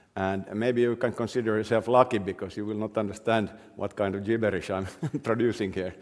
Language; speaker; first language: English; non-native, fluent; Finnish